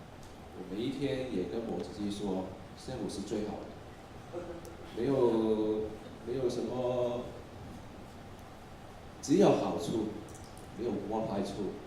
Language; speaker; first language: Chinese; non-native, local second language; Cantonese